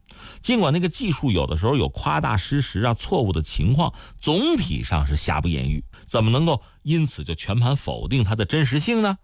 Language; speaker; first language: Chinese; native; Chinese